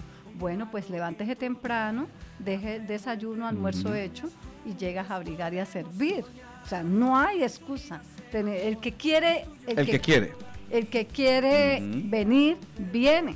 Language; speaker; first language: Spanish; native; Spanish